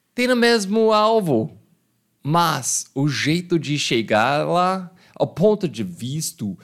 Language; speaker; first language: Portuguese; non-native, fluent; English